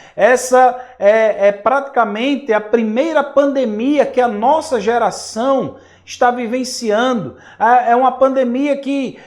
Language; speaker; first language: Portuguese; native; Portuguese